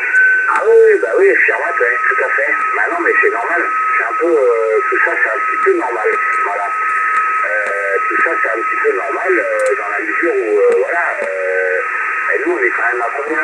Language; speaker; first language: French; native; French